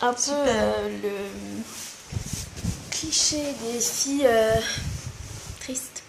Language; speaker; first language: French; native; French